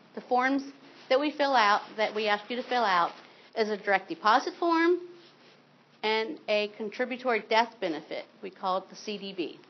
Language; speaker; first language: English; native; English